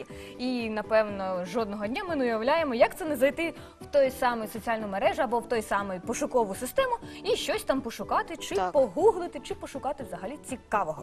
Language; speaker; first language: Ukrainian; native; Ukrainian